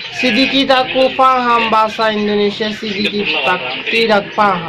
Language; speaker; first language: Indonesian; non-native, learner; Bangla